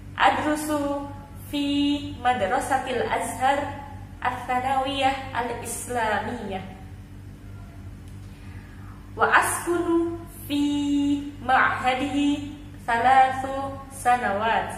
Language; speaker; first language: Arabic; non-native, learner; Indonesian